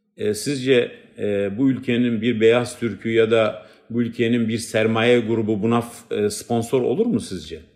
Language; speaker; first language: Turkish; non-native, local second language; Kurdish